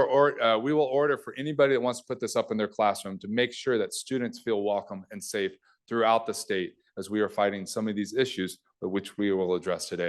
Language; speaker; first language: English; native; English